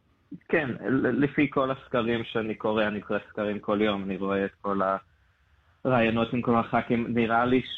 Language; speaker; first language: Hebrew; non-native, fluent; English